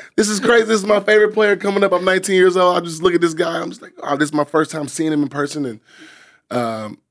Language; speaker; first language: English; native; English